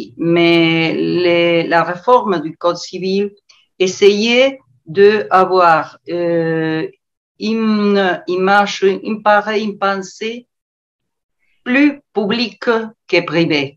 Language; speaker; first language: French; non-native, learner; Spanish